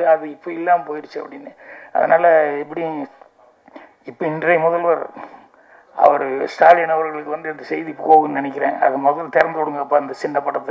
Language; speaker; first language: Tamil; native; Tamil